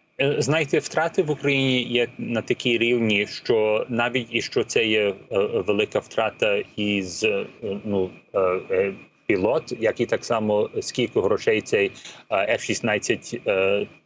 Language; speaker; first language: Ukrainian; early bilingual, heritage; Ukrainian